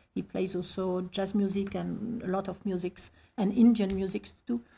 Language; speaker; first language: English; non-native, fluent; French